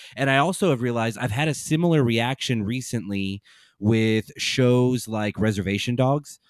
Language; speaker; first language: English; native; English